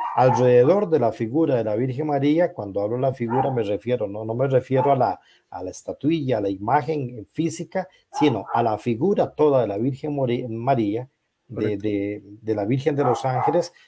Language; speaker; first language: Spanish; native; Spanish